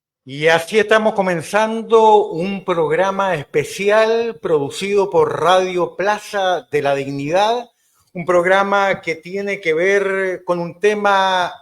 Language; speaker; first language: Spanish; native; Spanish